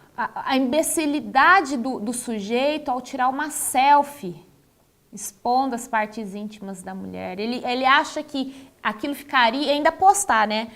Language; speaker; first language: Portuguese; native; Portuguese